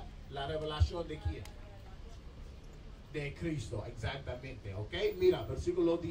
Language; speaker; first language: Spanish; non-native, learner; English